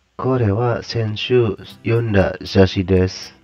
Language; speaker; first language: Japanese; non-native, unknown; Indonesian